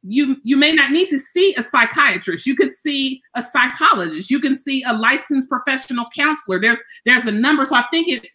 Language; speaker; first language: English; native; English